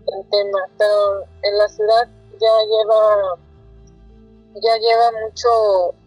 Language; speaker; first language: Spanish; non-native, local second language; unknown